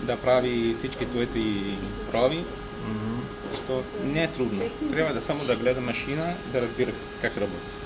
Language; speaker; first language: Bulgarian; non-native, learner; Italian